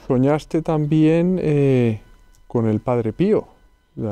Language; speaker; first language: Spanish; native; Spanish